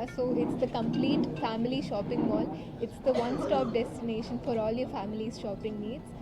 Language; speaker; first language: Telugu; non-native, fluent; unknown